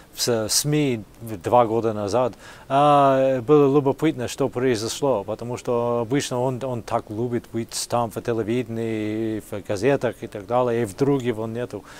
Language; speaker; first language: Russian; non-native, fluent; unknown